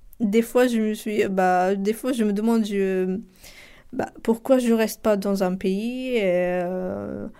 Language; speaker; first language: French; non-native, local second language; Arabic